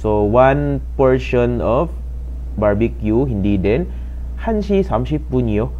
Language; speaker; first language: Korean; non-native, fluent; Filipino